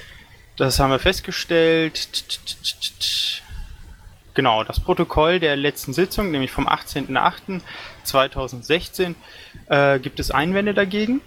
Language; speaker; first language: German; native; German